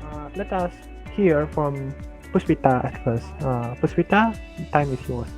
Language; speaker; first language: English; non-native, learner; Indonesian